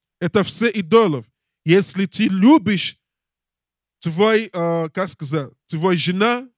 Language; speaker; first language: Russian; non-native, learner; English